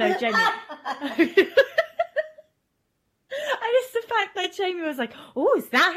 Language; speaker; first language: English; non-native, fluent; German